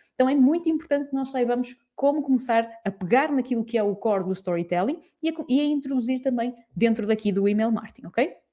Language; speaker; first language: Portuguese; native; Portuguese